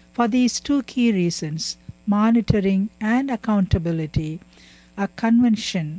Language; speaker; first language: English; non-native, local second language; Tamil